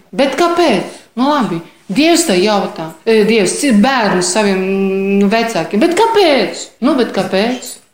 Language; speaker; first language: Latvian; non-native, fluent; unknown